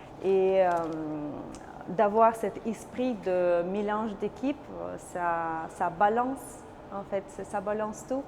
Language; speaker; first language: French; non-native, learner; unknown